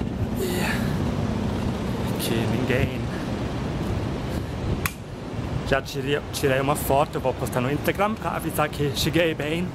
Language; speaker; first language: Portuguese; non-native, fluent; German